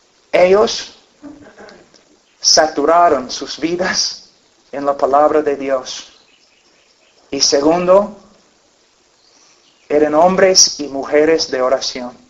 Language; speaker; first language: Spanish; non-native, fluent; English